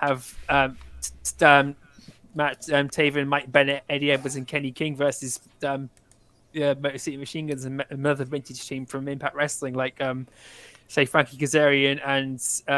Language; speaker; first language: English; native; English